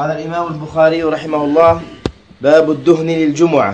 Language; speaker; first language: Arabic; native; Arabic